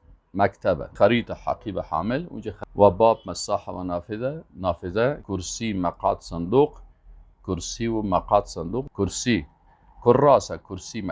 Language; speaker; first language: Arabic; non-native, fluent; Persian